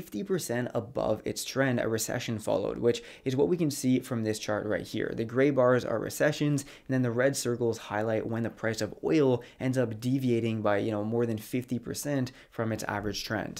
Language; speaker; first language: English; native; English